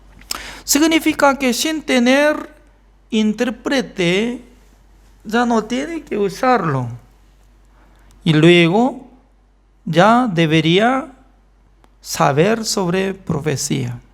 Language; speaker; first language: Spanish; non-native, fluent; Korean